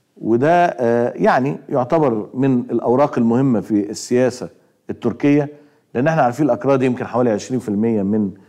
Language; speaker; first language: Arabic; native; Arabic